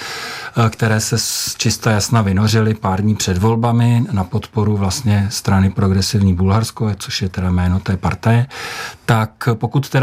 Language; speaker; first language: Czech; native; Czech